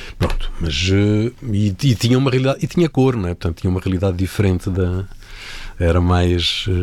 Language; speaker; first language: Portuguese; native; Portuguese